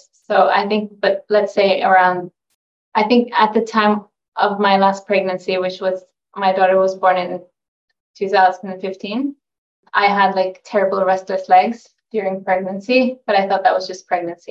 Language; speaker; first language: English; non-native, fluent; Norwegian